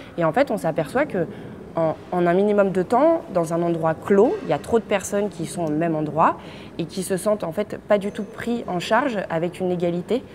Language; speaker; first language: French; native; French